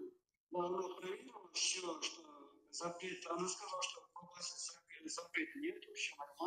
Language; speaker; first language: Russian; non-native, learner; Kyrgyz